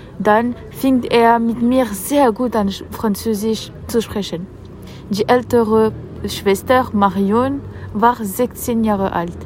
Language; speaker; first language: German; non-native, fluent; French